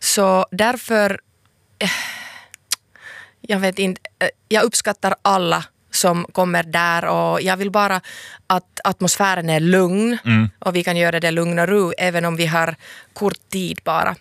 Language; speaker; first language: Swedish; non-native, local second language; Finnish